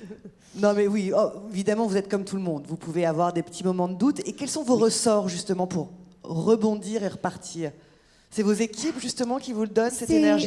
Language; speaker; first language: French; native; French